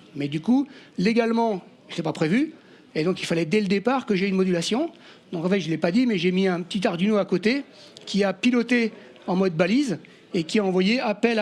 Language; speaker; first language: French; native; French